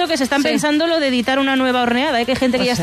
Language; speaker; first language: Spanish; native; Spanish